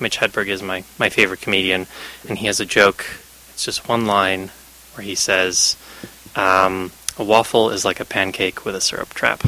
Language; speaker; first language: English; native; English